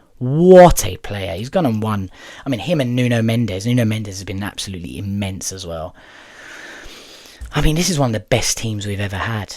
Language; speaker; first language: English; native; English